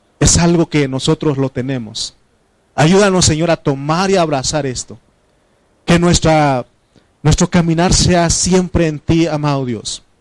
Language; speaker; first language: Spanish; non-native, local second language; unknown